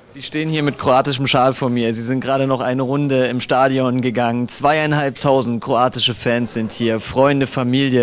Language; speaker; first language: German; native; German